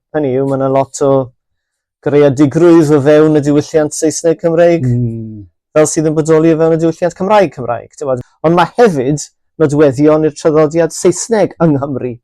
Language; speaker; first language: Welsh; native; Welsh